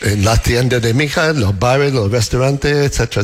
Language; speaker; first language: Spanish; non-native, fluent; English